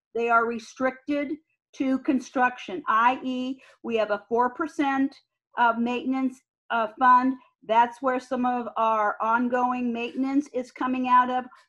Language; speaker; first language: English; native; English